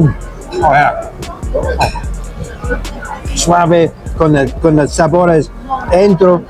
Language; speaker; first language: Spanish; non-native, learner; English